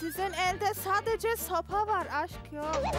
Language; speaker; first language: Turkish; non-native, learner; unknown